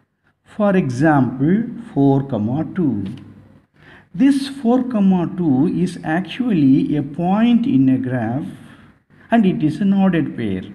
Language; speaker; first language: English; non-native, local second language; Tamil